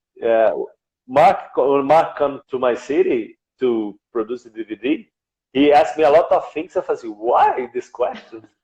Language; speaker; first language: English; non-native, learner; Portuguese